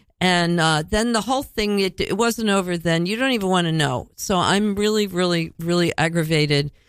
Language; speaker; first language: English; native; English